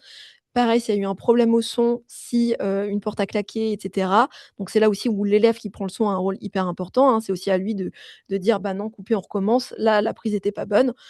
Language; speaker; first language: French; native; French